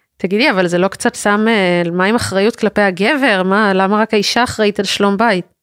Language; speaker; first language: Hebrew; native; Hebrew